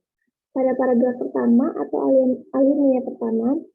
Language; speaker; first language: Indonesian; native; Indonesian